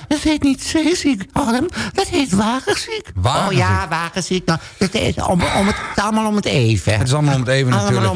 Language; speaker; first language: Dutch; native; Dutch